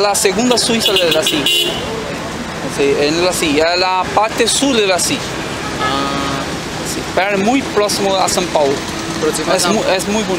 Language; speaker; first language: Portuguese; non-native, learner; Spanish